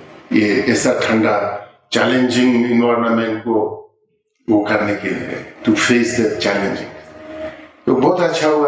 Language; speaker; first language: Hindi; non-native, local second language; Ladakhi